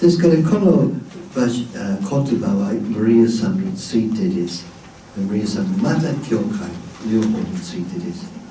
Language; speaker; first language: Japanese; non-native, fluent; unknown